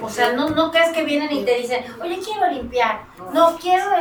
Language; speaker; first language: Spanish; native; Spanish